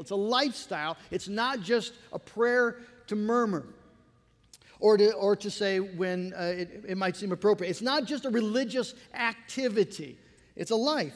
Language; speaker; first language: English; native; English